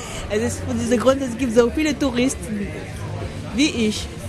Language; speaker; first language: German; non-native, learner; French